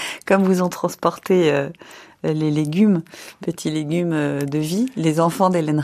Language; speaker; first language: French; native; French